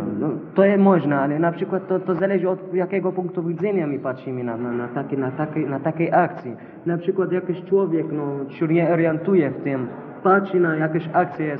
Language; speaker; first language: Polish; non-native, learner; Arabic